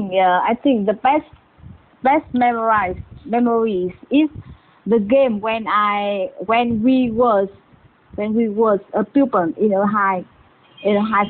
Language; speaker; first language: English; non-native, learner; Vietnamese